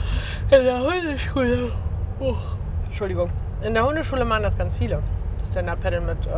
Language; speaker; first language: German; native; German